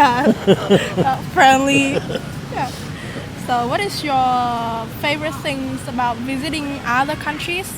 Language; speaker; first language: English; non-native, learner; Vietnamese